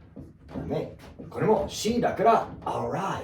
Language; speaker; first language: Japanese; non-native, learner; English